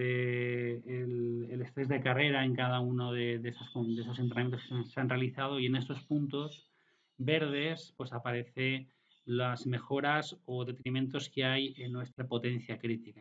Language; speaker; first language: Spanish; native; Spanish